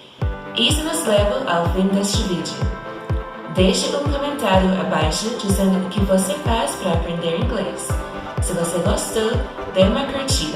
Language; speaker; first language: Portuguese; non-native, fluent; English